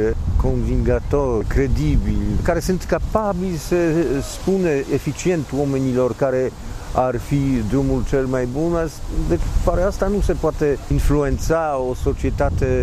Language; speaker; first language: Romanian; non-native, fluent; Polish